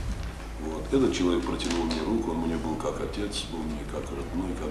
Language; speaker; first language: Russian; native; Russian